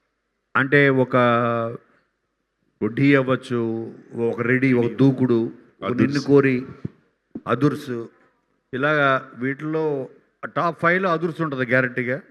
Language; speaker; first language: Telugu; native; Telugu